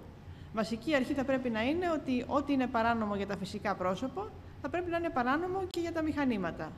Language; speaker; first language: Greek; native; Greek